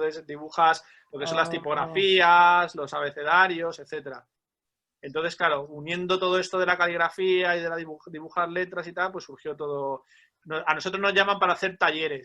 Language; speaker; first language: Spanish; native; Spanish